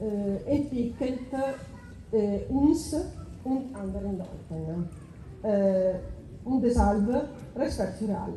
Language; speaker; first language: German; non-native, fluent; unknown